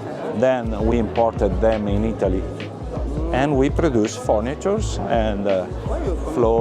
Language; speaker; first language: English; non-native, learner; Italian